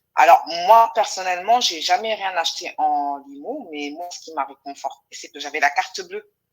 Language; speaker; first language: French; non-native, local second language; Wolof